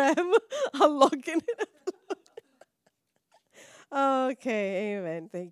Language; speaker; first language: English; non-native, local second language; Tamil